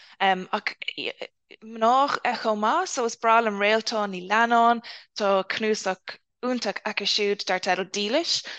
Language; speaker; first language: Irish; non-native, local second language; English